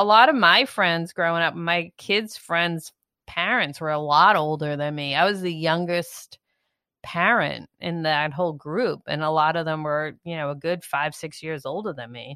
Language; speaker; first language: English; native; English